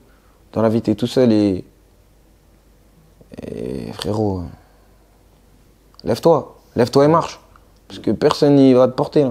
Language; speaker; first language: French; native; French